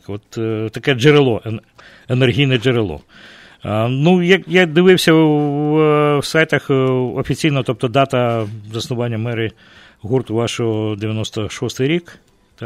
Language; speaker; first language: Ukrainian; native; Ukrainian